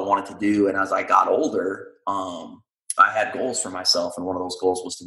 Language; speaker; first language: English; native; English